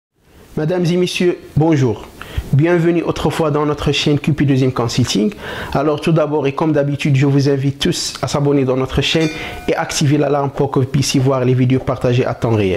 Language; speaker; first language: French; non-native, local second language; Arabic